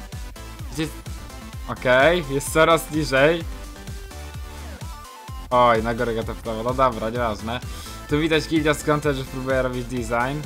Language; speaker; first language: Polish; native; Polish